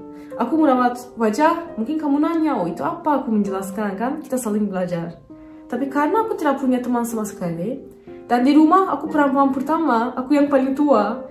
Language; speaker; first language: Indonesian; non-native, fluent; Turkish